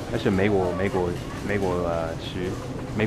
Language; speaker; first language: Chinese; non-native, fluent; English